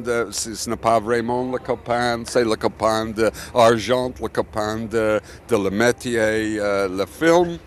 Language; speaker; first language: French; non-native, learner; English